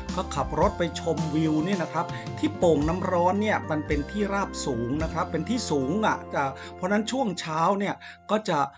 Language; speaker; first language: Thai; native; Thai